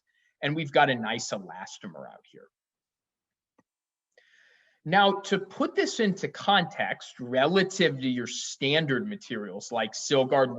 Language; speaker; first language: English; native; English